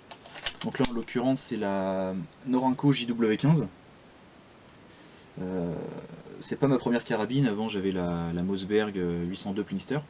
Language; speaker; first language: French; native; French